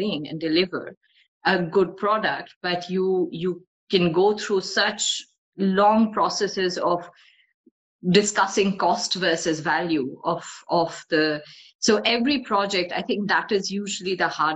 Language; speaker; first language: English; non-native, local second language; Bangla